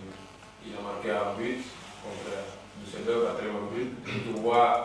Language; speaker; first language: French; non-native, learner; Spanish